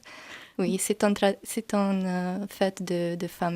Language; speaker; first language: French; non-native, learner; Hungarian